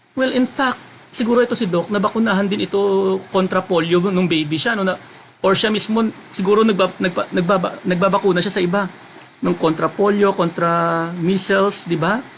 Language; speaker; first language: Filipino; non-native, local second language; Hiligaynon